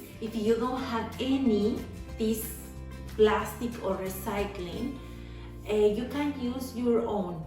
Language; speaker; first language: English; non-native, learner; Spanish